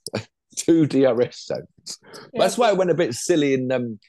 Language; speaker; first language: English; native; English